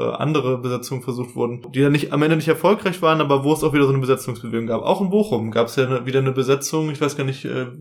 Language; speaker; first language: German; native; German